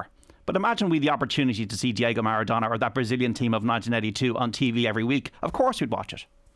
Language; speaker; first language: English; native; English